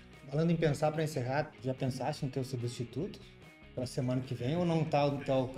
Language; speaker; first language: Portuguese; native; Portuguese